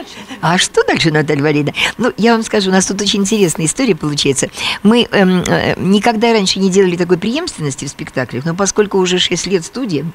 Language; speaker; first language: Russian; native; Russian